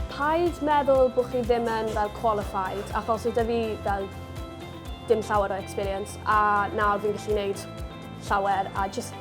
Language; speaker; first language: Welsh; non-native, local second language; English